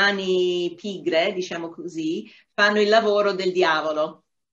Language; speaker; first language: Italian; non-native, fluent; English